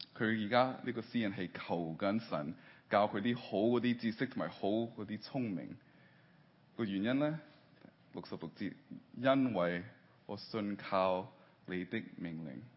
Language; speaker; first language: Cantonese; early bilingual, heritage; Cantonese